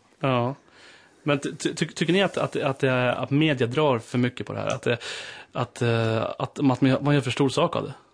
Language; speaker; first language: Swedish; native; Swedish